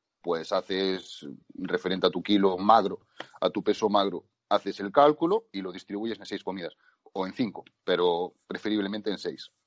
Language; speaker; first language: Spanish; native; Spanish